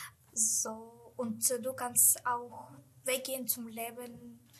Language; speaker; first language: German; non-native, learner; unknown